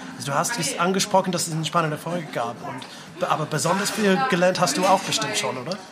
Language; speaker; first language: German; non-native, fluent; English